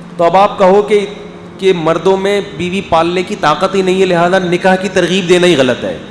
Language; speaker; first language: Urdu; native; Urdu